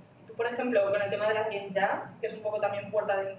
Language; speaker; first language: Spanish; native; Spanish